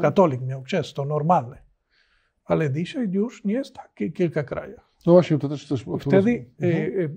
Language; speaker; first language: Polish; non-native, learner; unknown